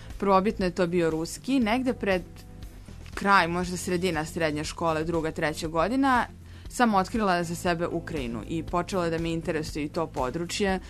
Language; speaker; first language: Serbian; native; Serbian